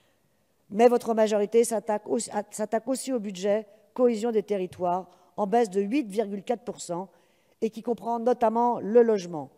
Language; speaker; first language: French; native; French